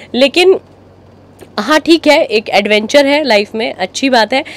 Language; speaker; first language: Hindi; native; Hindi